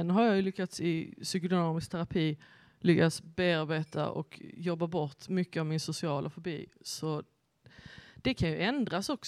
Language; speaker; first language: Swedish; native; Swedish